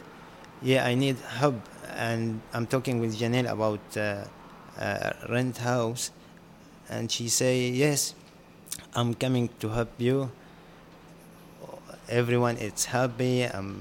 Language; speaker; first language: English; non-native, learner; Arabic